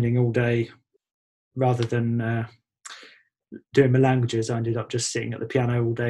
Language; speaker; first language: English; native; English